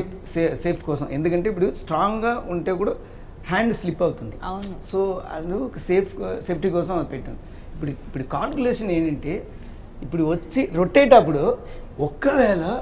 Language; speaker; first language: Telugu; non-native, learner; Tamil